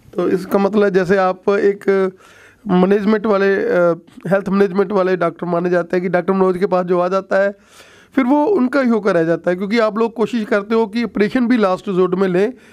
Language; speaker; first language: Hindi; non-native, local second language; Punjabi